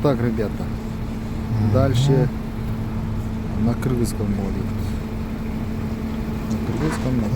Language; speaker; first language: Russian; non-native, local second language; Kyrgyz